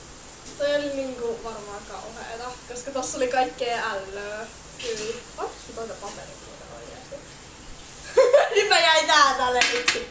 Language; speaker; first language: Finnish; native; Finnish